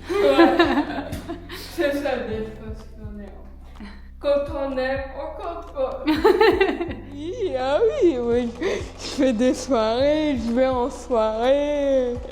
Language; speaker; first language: French; early bilingual, other home language; Arabic